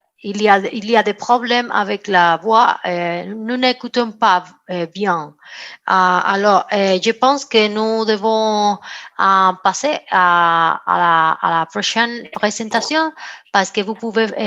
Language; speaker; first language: French; non-native, learner; Spanish